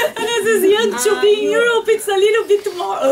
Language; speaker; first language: English; non-native, learner; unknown